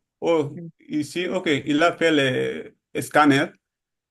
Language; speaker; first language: French; non-native, learner; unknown